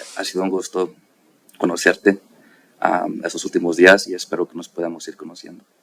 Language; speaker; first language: Spanish; early bilingual, heritage; Spanish